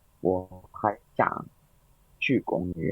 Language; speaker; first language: Chinese; non-native, learner; Indonesian